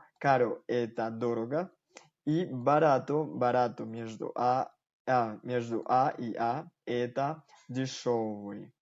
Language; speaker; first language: Russian; non-native, fluent; Spanish